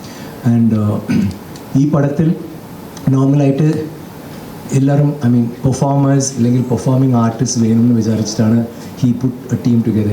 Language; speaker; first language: Malayalam; non-native, local second language; Tamil